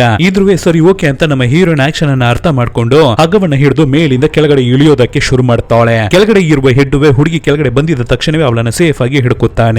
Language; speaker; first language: Kannada; native; Kannada